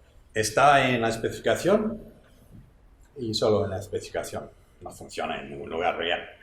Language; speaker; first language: Spanish; non-native, fluent; English